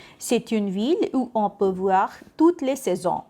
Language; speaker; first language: French; non-native, fluent; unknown